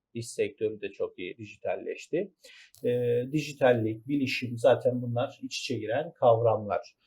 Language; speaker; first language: Turkish; native; Turkish